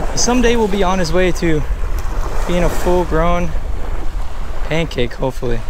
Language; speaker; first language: English; native; English